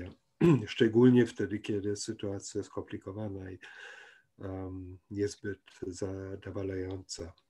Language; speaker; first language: Polish; non-native, fluent; German